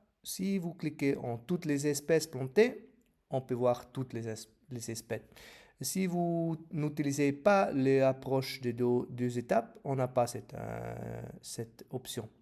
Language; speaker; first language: French; non-native, learner; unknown